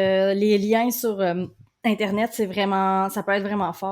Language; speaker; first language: French; native; French